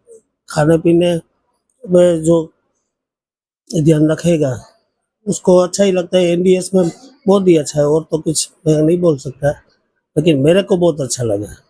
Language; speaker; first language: Hindi; non-native, local second language; Gujarati